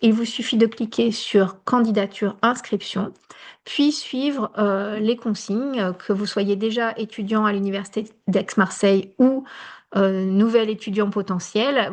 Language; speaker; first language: French; native; French